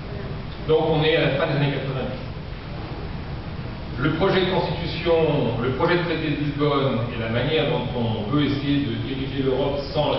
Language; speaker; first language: French; native; French